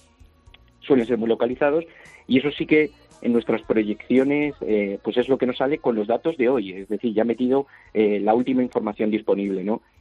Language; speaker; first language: Spanish; native; Spanish